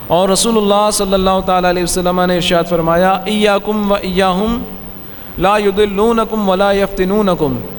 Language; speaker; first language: Urdu; native; Urdu